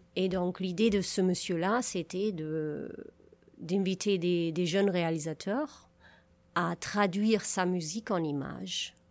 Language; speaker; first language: French; non-native, fluent; German